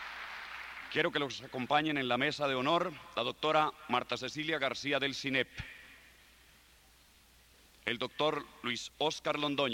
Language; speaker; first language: Spanish; native; Spanish